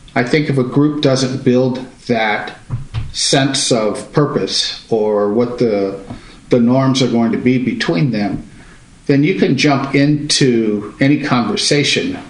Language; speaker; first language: English; native; English